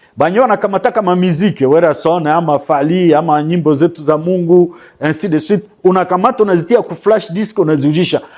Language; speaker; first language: Swahili; native; Swahili